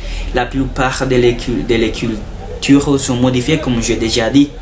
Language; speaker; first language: French; non-native, learner; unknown